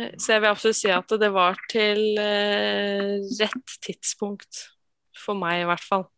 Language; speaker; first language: Norwegian; native; Norwegian